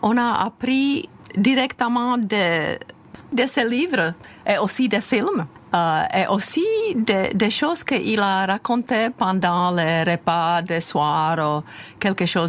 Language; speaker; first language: French; non-native, fluent; Czech